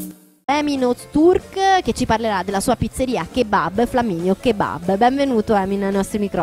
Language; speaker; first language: Italian; native; Italian